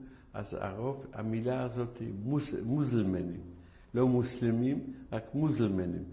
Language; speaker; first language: Hebrew; non-native, fluent; Yiddish